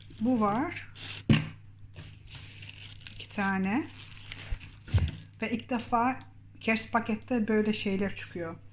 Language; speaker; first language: Turkish; early bilingual, heritage; Turkish